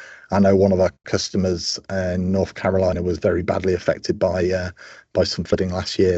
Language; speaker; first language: English; native; English